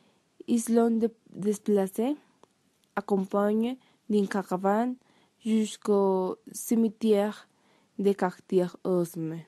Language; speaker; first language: French; non-native, learner; Spanish